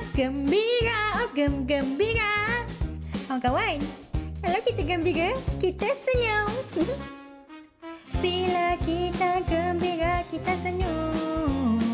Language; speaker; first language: Malay; native; Malay